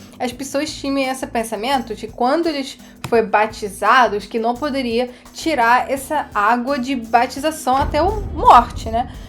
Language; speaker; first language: Portuguese; non-native, fluent; Russian